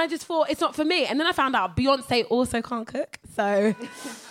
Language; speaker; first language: English; native; English